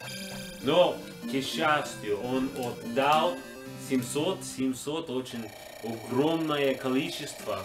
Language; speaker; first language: Russian; non-native, learner; English